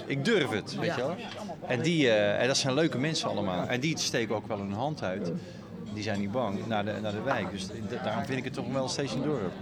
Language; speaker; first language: Dutch; native; Dutch